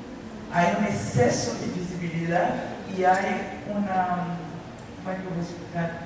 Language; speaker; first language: Spanish; non-native, fluent; Portuguese